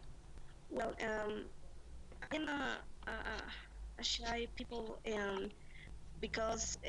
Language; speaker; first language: English; non-native, learner; Spanish